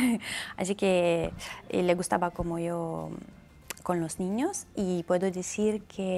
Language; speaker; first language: Spanish; non-native, learner; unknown